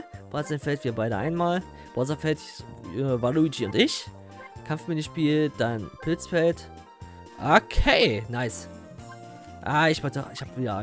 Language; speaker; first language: German; native; German